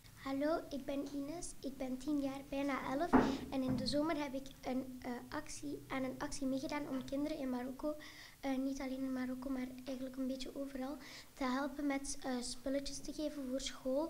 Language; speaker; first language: Dutch; early bilingual, other home language; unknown